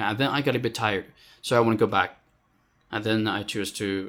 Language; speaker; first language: English; non-native, fluent; Chinese